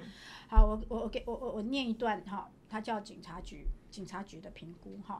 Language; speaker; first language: Chinese; native; Chinese